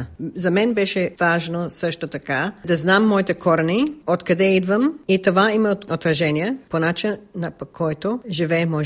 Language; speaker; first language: Bulgarian; early bilingual, heritage; English